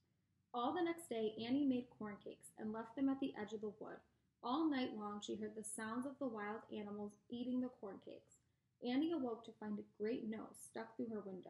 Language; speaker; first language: English; native; English